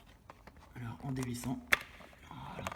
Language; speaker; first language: French; native; French